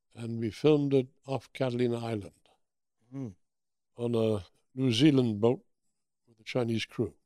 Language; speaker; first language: English; early bilingual, other home language; German